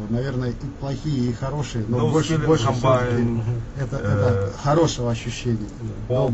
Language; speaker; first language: Russian; native; Russian